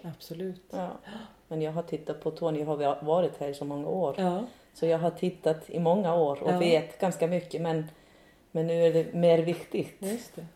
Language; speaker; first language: Swedish; non-native, fluent; Icelandic